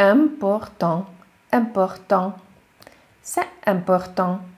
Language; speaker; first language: French; non-native, fluent; Hungarian